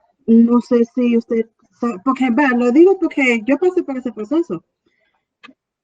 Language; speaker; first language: Spanish; native; Spanish